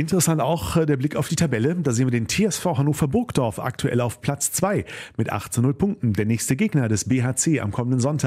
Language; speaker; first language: German; native; German